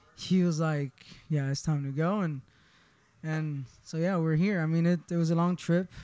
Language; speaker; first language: English; early bilingual, other home language; Spanish